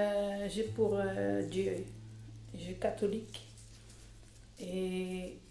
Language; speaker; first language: French; non-native, learner; Dutch